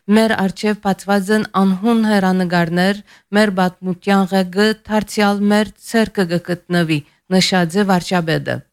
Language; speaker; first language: Armenian; early bilingual, heritage; Armenian